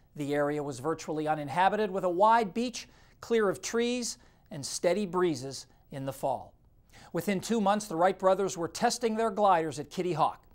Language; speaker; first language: English; native; English